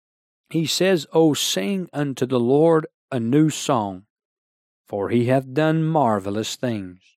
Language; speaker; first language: English; native; English